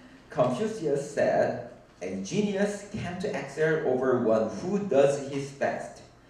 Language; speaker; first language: English; non-native, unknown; Korean